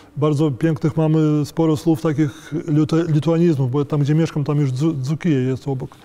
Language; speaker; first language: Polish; native; Polish